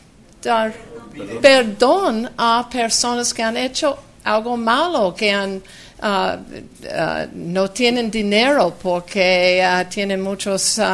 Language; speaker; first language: Spanish; non-native, fluent; English